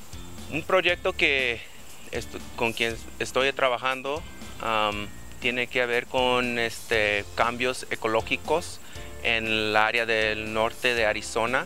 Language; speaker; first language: Spanish; early bilingual, heritage; Spanish